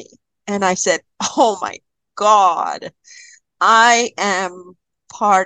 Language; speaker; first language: English; non-native, local second language; Malayalam